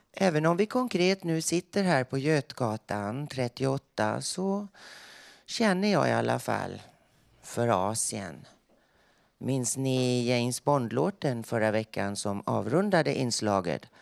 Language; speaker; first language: Swedish; native; Swedish